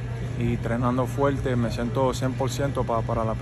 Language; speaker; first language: Spanish; early bilingual, heritage; Spanish